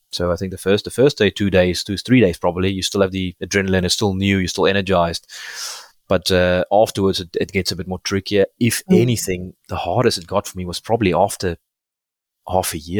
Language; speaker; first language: English; non-native, local second language; Afrikaans